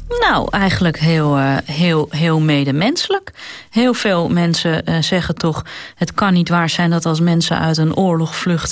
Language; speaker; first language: Dutch; native; Dutch